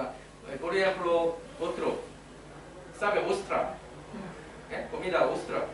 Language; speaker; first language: Spanish; non-native, learner; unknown